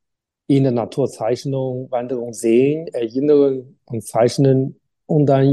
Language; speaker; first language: German; non-native, fluent; Chinese